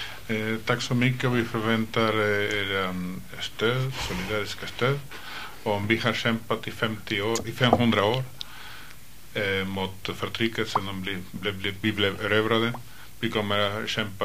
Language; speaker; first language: Swedish; non-native, fluent; Spanish